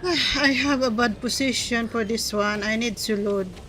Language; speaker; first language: English; non-native, learner; Filipino